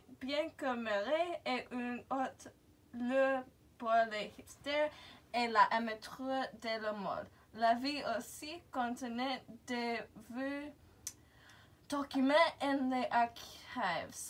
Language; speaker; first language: French; non-native, learner; English